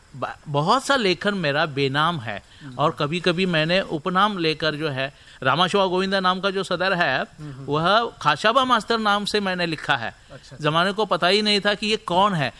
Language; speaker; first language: Hindi; non-native, local second language; Marathi